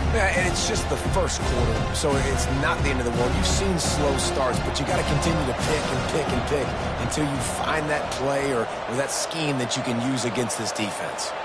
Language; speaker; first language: English; native; English